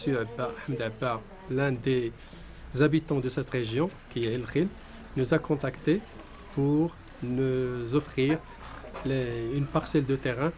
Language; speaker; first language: French; non-native, local second language; Arabic